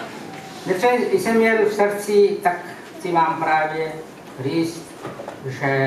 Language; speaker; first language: Czech; non-native, fluent; Ukrainian